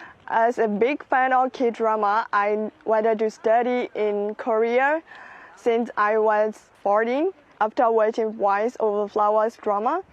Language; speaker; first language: English; non-native, fluent; Burmese